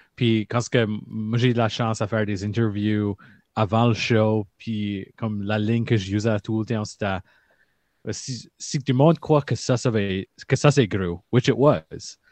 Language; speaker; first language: French; early bilingual, heritage; French